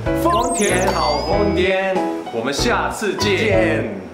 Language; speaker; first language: Chinese; native; Chinese